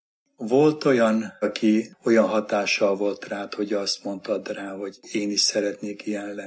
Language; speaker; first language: Hungarian; native; Hungarian